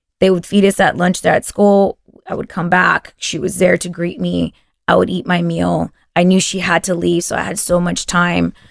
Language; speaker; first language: English; early bilingual, other home language; Spanish